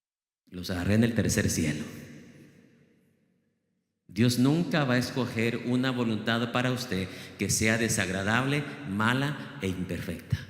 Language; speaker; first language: Spanish; native; Spanish